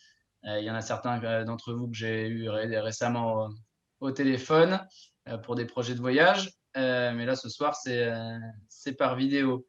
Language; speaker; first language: French; native; French